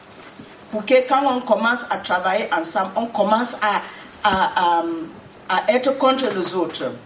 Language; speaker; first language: French; non-native, learner; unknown